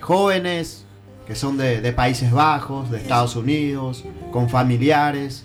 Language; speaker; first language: Spanish; native; Spanish